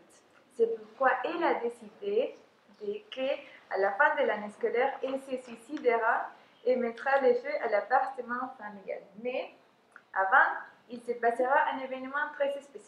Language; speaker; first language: French; non-native, fluent; Spanish